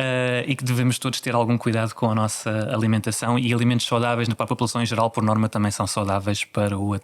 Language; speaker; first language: Portuguese; native; Portuguese